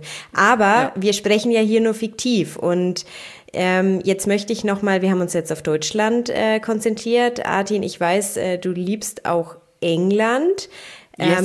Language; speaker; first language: German; native; German